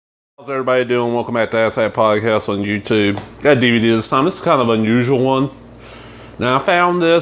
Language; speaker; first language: English; native; English